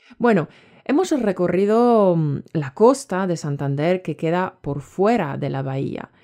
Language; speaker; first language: Spanish; native; Spanish